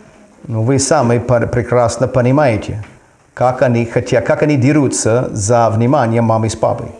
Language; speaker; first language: Russian; non-native, fluent; English